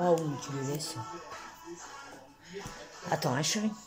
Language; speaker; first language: French; native; French